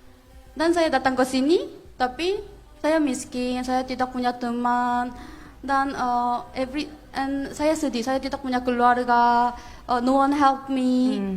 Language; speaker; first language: Indonesian; non-native, fluent; Korean